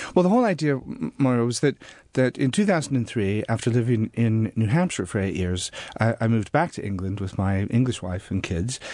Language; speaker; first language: English; native; English